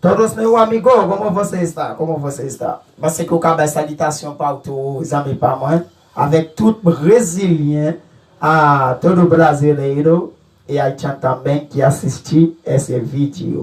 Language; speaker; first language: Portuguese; non-native, learner; Haitian Creole